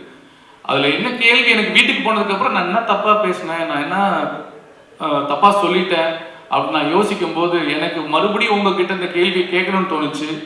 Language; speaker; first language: Tamil; native; Tamil